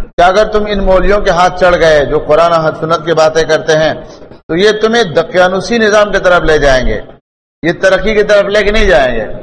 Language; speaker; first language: Urdu; non-native, local second language; Pashto